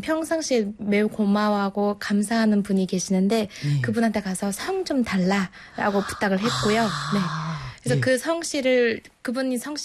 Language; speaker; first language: Korean; non-native, fluent; Mongolian